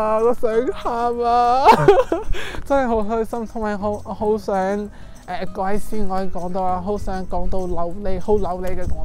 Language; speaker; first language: Cantonese; non-native, fluent; English